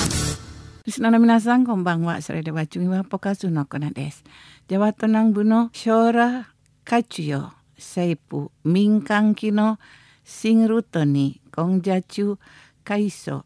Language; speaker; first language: Japanese; non-native, fluent; Indonesian